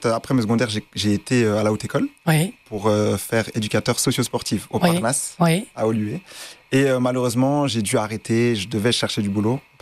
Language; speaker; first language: French; native; French